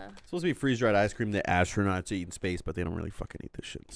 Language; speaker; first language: English; native; English